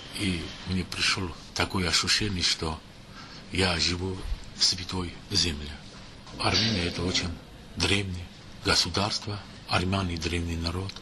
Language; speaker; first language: Russian; non-native, local second language; Armenian